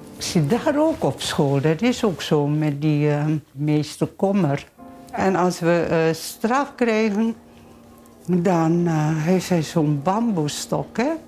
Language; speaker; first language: Dutch; early bilingual, other home language; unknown